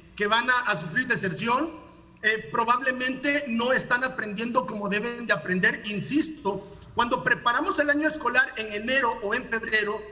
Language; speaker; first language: Spanish; native; Spanish